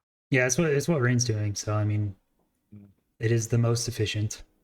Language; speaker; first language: English; native; English